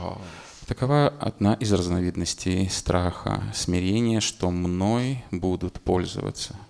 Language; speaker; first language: Russian; native; Russian